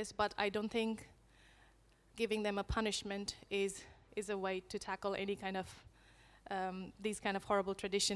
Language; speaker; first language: English; non-native, local second language; Nepali